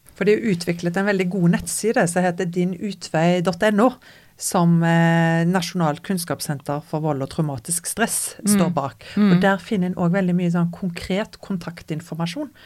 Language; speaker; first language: Norwegian; native; Norwegian